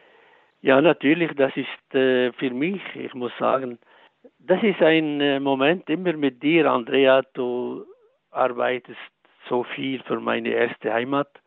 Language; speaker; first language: German; non-native, fluent; Arabic